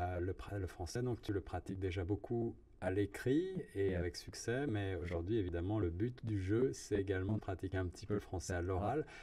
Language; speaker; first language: French; native; French